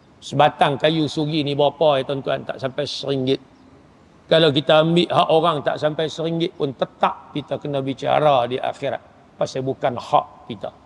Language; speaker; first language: Malay; native; Malay